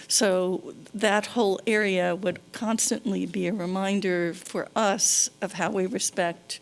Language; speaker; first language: English; native; English